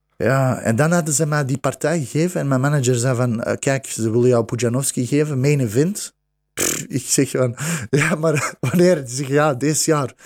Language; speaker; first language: Dutch; early bilingual, other home language; Bosnian